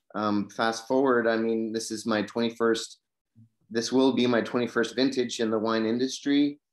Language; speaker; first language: English; native; English